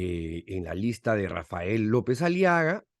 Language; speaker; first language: Spanish; native; Spanish